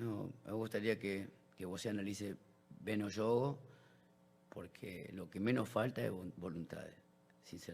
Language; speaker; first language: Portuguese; non-native, learner; Spanish